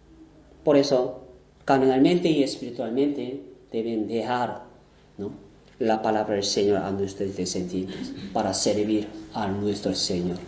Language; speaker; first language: Spanish; non-native, fluent; Korean